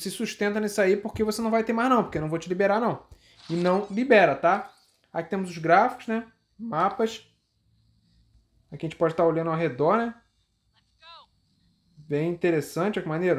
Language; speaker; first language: Portuguese; native; Portuguese